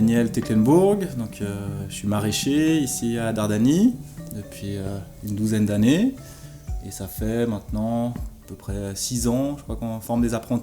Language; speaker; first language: French; native; French